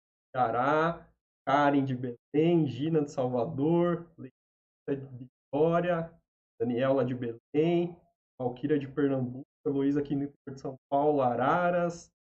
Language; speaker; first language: Portuguese; native; Portuguese